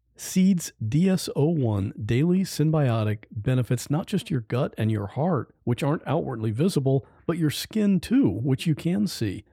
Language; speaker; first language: English; native; English